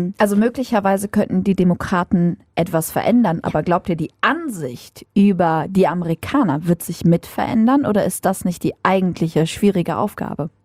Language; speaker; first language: German; native; German